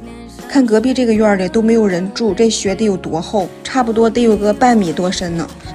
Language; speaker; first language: Chinese; native; Chinese